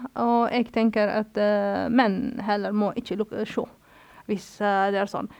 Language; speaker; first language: Norwegian; non-native, fluent; Arabic